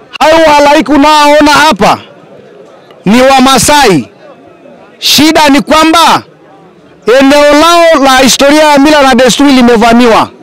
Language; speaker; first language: Swahili; non-native, local second language; Masai